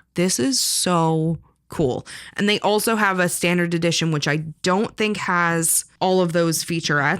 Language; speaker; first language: English; native; English